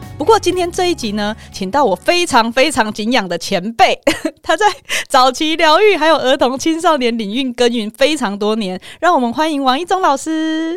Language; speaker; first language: Chinese; native; Chinese